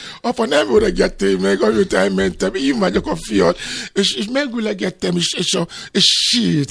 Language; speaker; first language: Hungarian; non-native, learner; Yoruba